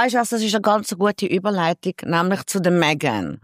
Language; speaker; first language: German; native; German